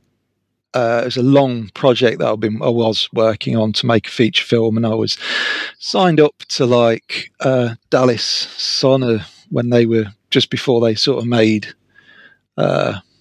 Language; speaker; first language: English; native; English